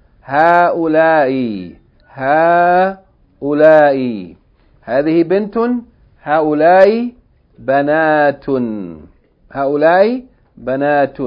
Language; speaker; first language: Arabic; non-native, fluent; English